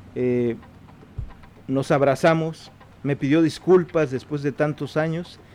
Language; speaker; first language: Spanish; non-native, local second language; Zapotec